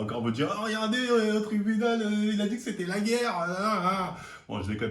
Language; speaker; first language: French; native; French